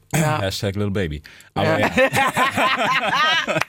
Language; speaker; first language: German; native; German